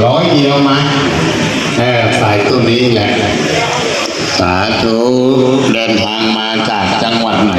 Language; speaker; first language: Thai; native; Thai